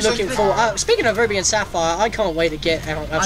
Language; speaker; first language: English; native; English